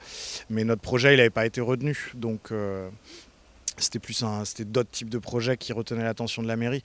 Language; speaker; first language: French; native; French